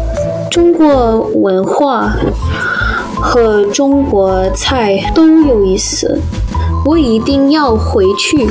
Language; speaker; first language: Chinese; non-native, learner; English